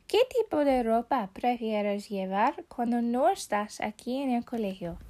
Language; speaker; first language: Spanish; non-native, fluent; English